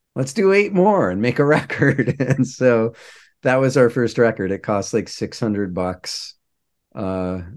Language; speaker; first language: English; native; English